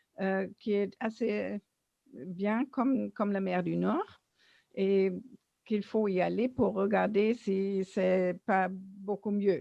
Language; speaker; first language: French; non-native, fluent; German